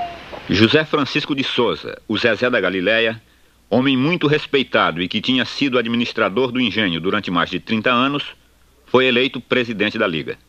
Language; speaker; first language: Portuguese; native; Portuguese